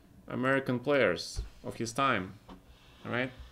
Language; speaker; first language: English; non-native, fluent; Russian